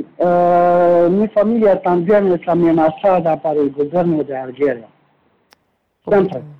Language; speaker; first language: Spanish; non-native, learner; Arabic